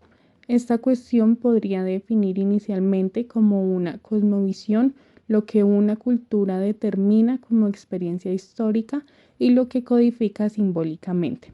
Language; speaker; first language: Spanish; native; Spanish